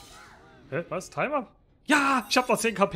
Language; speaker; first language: German; native; German